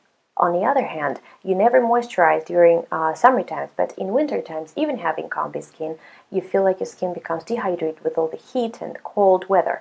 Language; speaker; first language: English; non-native, fluent; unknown